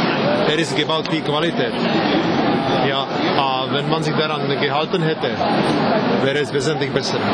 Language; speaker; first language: German; non-native, fluent; Czech